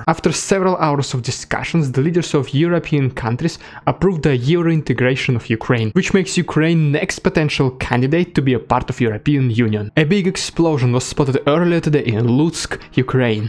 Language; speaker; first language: English; non-native, fluent; Russian